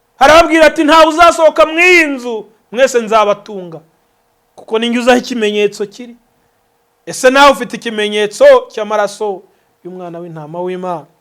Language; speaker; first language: Kinyarwanda; native; Kinyarwanda